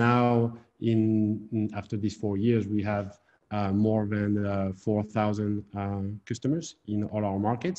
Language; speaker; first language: English; non-native, fluent; French